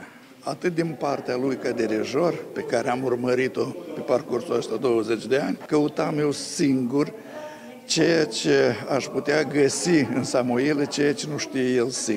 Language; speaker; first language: Romanian; native; Romanian